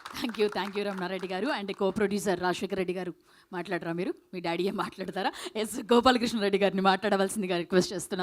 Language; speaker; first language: Telugu; native; Telugu